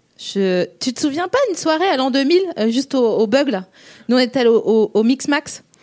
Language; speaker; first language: French; native; French